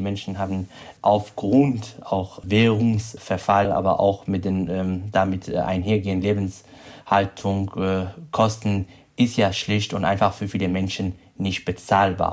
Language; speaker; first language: German; non-native, fluent; Kurdish